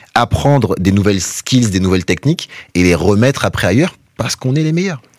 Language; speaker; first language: French; native; French